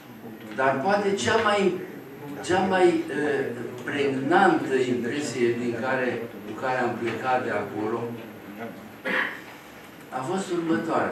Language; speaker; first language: Romanian; native; Romanian